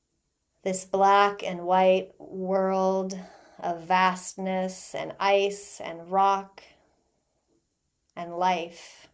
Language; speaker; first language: English; native; English